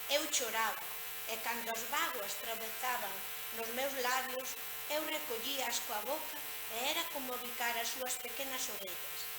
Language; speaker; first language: Galician; native; Galician